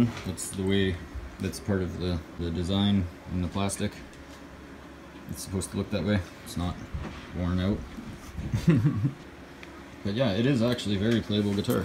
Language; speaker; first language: English; native; English